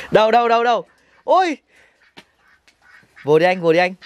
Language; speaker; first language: Vietnamese; native; Vietnamese